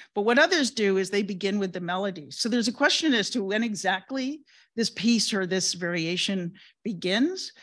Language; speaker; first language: English; native; English